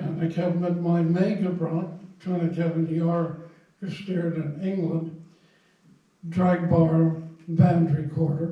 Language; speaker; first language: Dutch; non-native, fluent; English